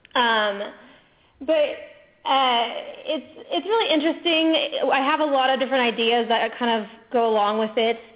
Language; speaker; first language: English; native; English